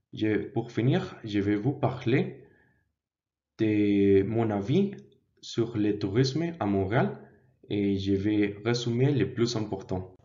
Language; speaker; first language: French; non-native, learner; Spanish